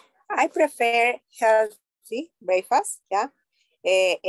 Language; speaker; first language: English; non-native, learner; Spanish